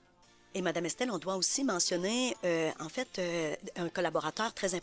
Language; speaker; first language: French; native; French